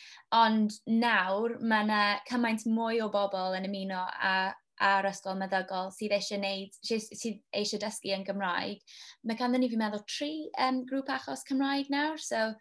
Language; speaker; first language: Welsh; non-native, local second language; English